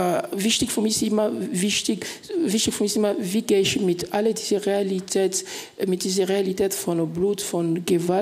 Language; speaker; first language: German; non-native, fluent; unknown